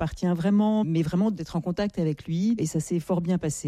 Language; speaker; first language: French; native; French